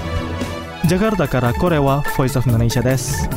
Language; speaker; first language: Japanese; non-native, fluent; Indonesian